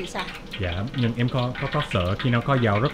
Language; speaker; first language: Vietnamese; non-native, learner; English